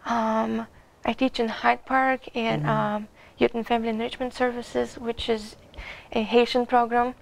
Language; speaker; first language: English; non-native, fluent; Bulgarian